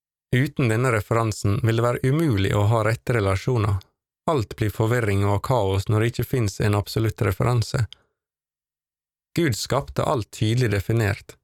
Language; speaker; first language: Norwegian; native; Norwegian